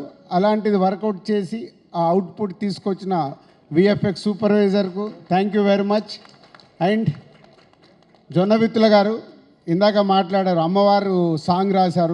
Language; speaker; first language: Telugu; native; Telugu